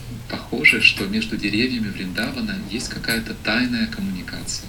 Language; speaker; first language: Russian; native; Russian